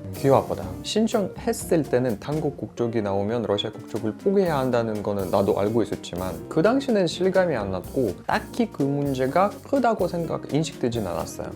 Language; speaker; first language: Korean; non-native, fluent; Russian